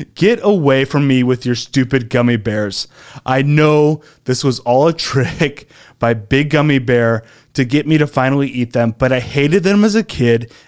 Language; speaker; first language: English; native; English